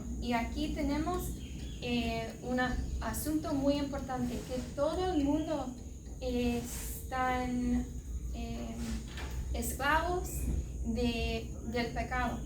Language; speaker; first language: Spanish; non-native, learner; English